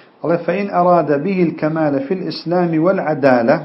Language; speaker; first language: Arabic; non-native, fluent; Central Kurdish